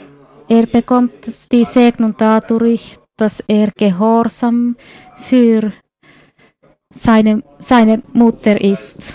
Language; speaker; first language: German; non-native, fluent; Swedish